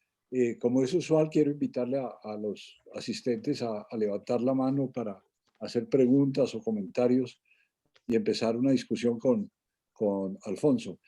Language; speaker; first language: Spanish; native; Spanish